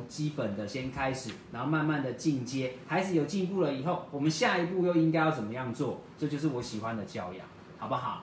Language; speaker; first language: Chinese; native; Chinese